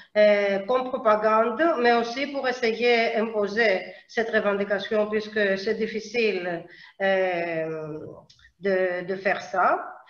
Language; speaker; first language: French; non-native, learner; Spanish